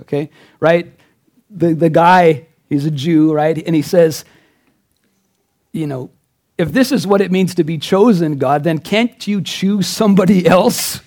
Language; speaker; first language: English; native; English